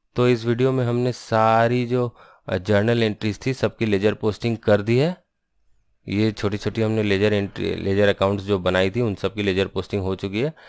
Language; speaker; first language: Hindi; non-native, local second language; Bangla